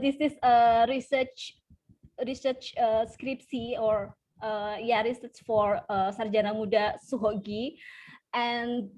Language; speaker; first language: English; non-native, fluent; Indonesian